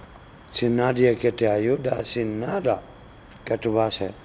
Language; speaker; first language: Spanish; non-native, learner; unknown